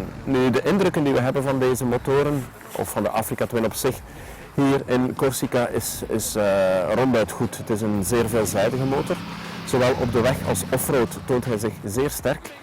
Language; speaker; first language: Dutch; native; Dutch